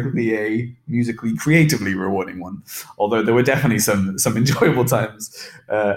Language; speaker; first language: English; native; English